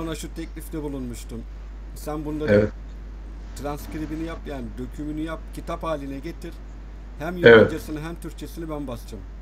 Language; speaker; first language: Turkish; native; Turkish